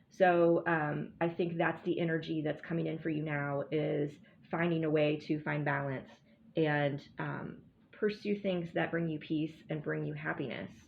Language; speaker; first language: English; native; English